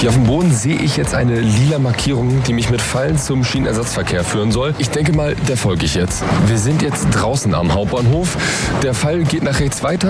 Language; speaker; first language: German; native; German